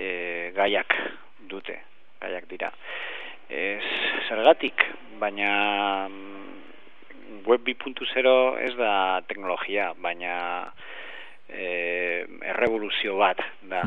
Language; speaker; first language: Basque; non-native, learner; Spanish